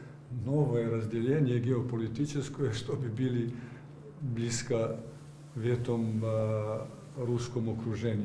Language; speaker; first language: Russian; non-native, learner; Serbian